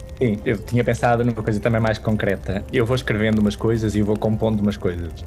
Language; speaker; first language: Portuguese; native; Portuguese